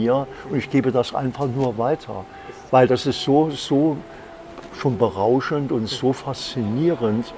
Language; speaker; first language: German; native; German